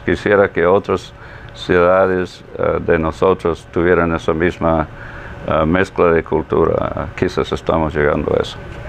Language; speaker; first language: Spanish; non-native, fluent; English